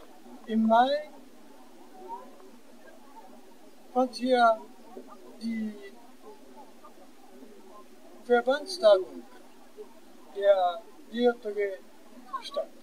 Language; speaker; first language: German; non-native, fluent; Japanese